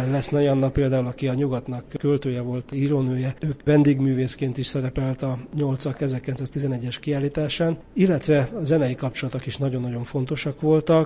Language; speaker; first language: Hungarian; native; Hungarian